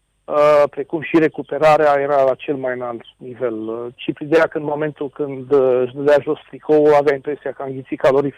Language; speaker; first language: Romanian; native; Romanian